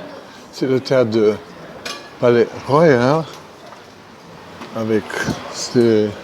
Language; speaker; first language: French; non-native, fluent; Hungarian